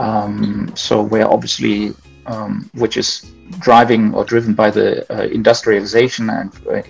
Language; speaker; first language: English; non-native, fluent; German